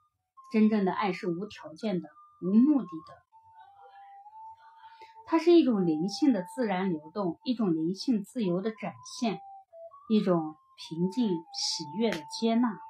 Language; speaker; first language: Chinese; native; Chinese